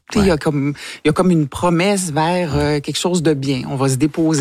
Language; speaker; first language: French; native; French